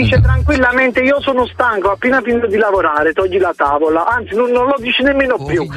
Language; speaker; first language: Italian; native; Italian